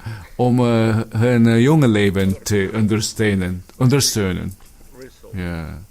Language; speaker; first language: Dutch; non-native, fluent; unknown